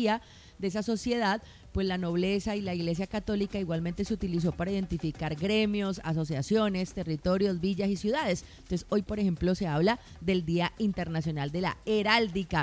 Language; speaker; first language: Spanish; native; Spanish